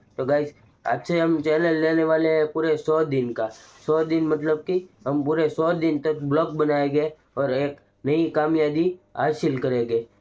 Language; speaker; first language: Hindi; non-native, local second language; Gujarati